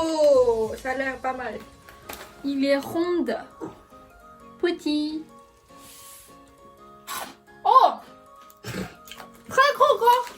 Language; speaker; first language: French; non-native, learner; Chinese